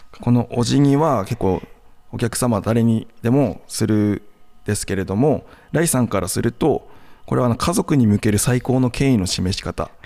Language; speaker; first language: Japanese; native; Japanese